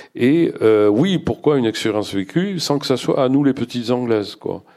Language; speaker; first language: French; native; French